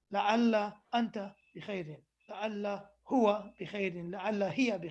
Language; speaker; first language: Arabic; non-native, fluent; English